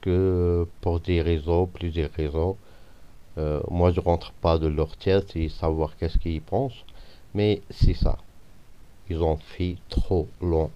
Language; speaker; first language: French; non-native, fluent; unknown